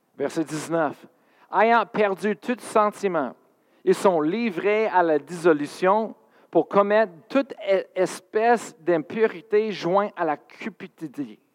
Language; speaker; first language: French; non-native, fluent; English